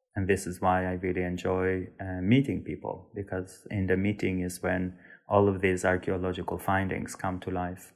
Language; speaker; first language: English; non-native, fluent; Hebrew